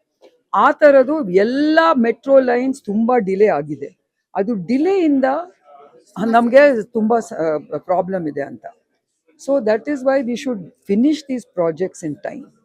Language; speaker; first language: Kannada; non-native, local second language; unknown